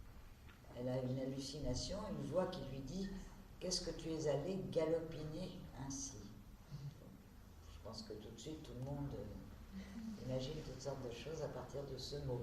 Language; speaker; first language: French; native; French